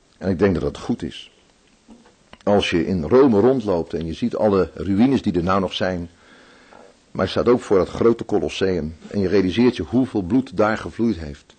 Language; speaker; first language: Dutch; native; Dutch